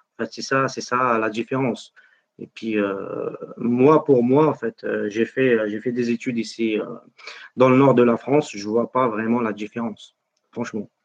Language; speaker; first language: French; non-native, local second language; Arabic